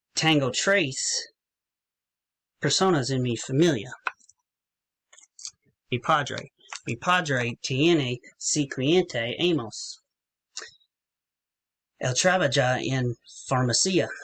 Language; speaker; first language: Spanish; non-native, learner; English